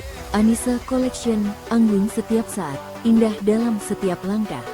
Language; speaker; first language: Indonesian; native; Indonesian